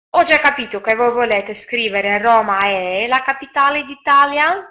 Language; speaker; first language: Italian; non-native, fluent; Russian